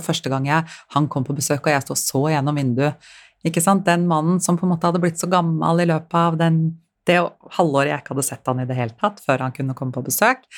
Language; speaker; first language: Norwegian; native; Norwegian